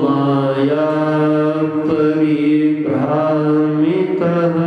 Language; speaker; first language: Hindi; native; Hindi